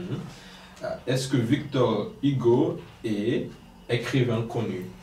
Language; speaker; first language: French; non-native, fluent; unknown